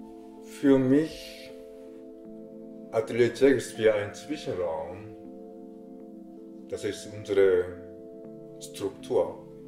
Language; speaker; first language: German; non-native, fluent; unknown